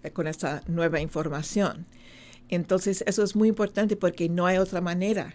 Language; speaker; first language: Spanish; non-native, fluent; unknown